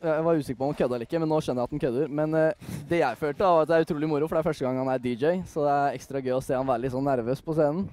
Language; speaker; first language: Norwegian; native; Norwegian